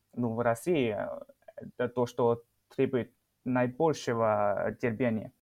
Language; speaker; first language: Russian; non-native, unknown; Chinese